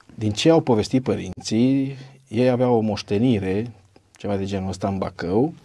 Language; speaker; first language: Romanian; native; Romanian